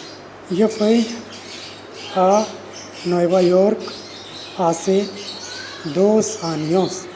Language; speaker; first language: Spanish; non-native, learner; Urdu